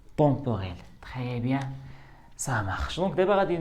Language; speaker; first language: French; non-native, local second language; Arabic